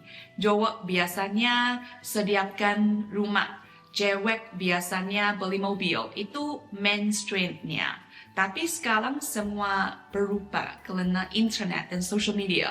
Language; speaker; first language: Indonesian; non-native, fluent; Chinese